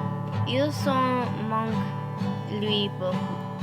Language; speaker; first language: French; non-native, learner; English